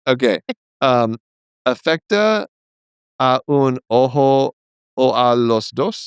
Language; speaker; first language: Spanish; non-native, learner; English